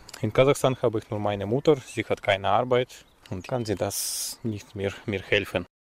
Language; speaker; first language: German; non-native, fluent; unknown